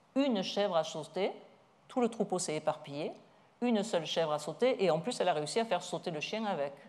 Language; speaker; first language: French; native; French